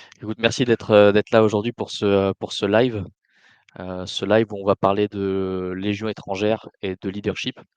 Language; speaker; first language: French; native; French